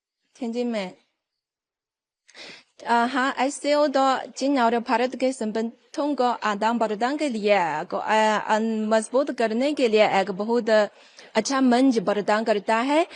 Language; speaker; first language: Hindi; non-native, fluent; Chinese